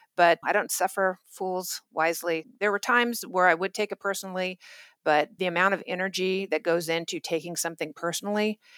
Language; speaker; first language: English; native; English